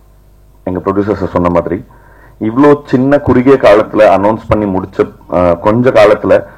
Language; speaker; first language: Tamil; native; Tamil